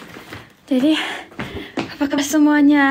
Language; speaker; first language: Indonesian; non-native, fluent; Turkish